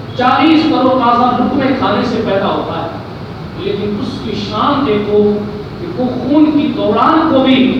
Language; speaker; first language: Urdu; native; Urdu